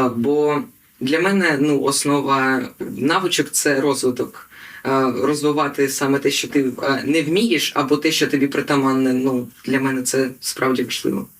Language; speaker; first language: Ukrainian; native; Ukrainian